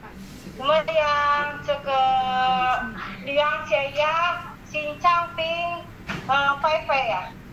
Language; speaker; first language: Chinese; non-native, learner; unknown